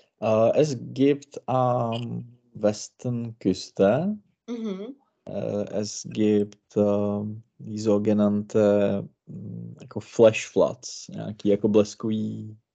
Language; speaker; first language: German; non-native, learner; Czech